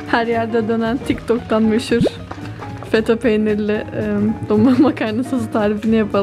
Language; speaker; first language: Turkish; native; Turkish